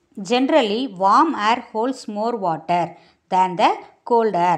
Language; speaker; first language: English; non-native, local second language; Tamil